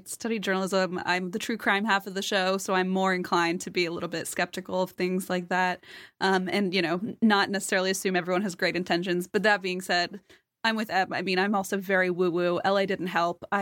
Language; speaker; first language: English; native; English